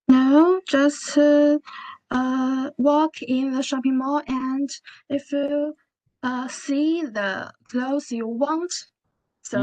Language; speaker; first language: English; non-native, learner; Chinese